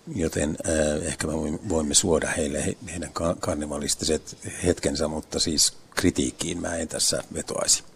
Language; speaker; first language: Finnish; native; Finnish